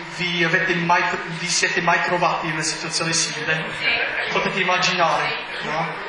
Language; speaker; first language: Italian; non-native, fluent; English